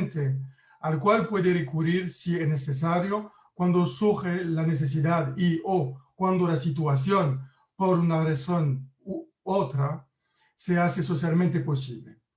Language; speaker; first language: Spanish; non-native, learner; French